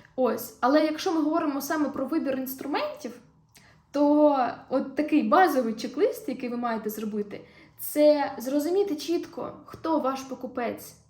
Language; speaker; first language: Ukrainian; non-native, local second language; Russian